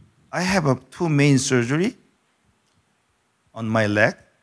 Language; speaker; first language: English; non-native, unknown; Korean